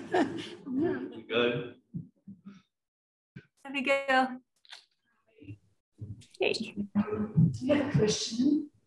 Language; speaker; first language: English; non-native, fluent; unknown